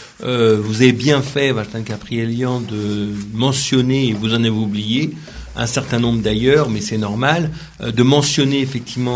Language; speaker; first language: French; native; French